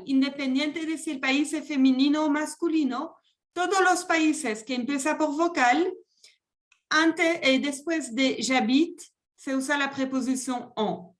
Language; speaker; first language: Spanish; non-native, fluent; French